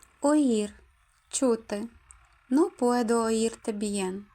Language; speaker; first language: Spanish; non-native, fluent; Ukrainian